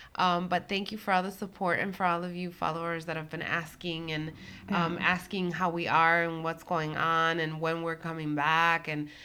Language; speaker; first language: English; early bilingual, other home language; Spanish